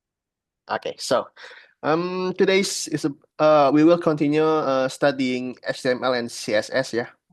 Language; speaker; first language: English; non-native, learner; Indonesian